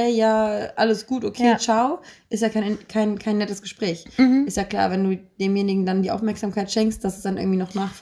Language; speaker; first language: German; native; German